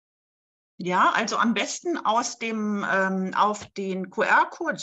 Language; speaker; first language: German; native; German